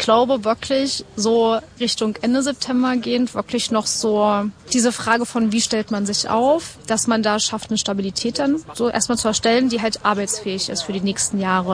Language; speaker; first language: German; native; German